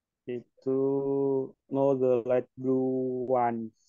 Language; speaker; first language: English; non-native, learner; Indonesian